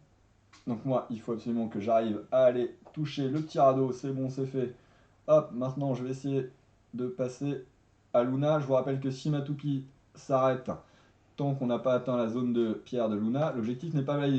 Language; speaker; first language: French; native; French